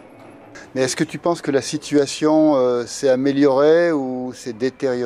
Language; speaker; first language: French; native; French